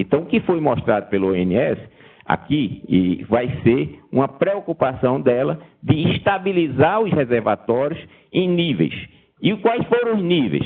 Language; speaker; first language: Portuguese; native; Portuguese